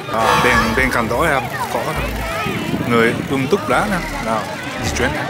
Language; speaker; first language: Vietnamese; non-native, learner; Japanese